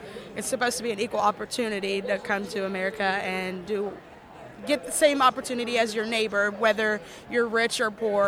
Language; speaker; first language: English; native; English